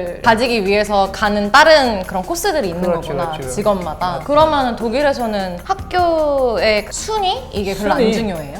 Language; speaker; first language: Korean; native; Korean